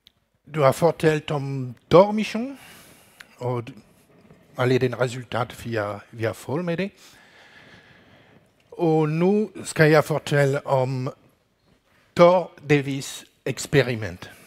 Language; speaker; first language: Danish; non-native, learner; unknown